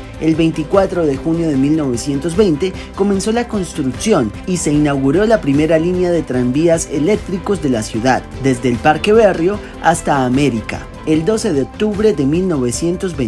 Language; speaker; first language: Spanish; native; Spanish